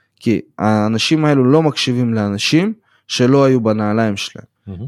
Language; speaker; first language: Hebrew; early bilingual, other home language; Russian